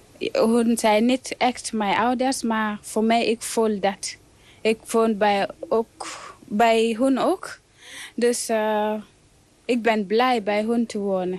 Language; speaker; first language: Dutch; non-native, learner; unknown